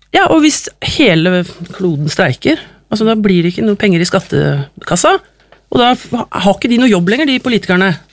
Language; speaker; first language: Norwegian; native; Norwegian